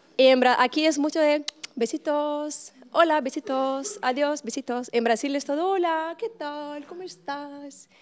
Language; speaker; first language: Spanish; non-native, fluent; Portuguese